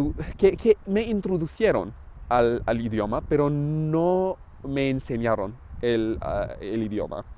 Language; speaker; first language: Spanish; non-native, fluent; English